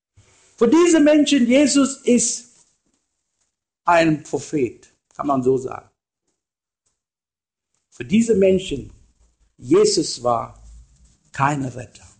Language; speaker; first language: German; non-native, fluent; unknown